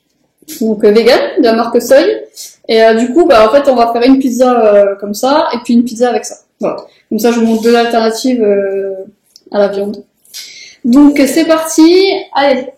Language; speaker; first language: French; native; French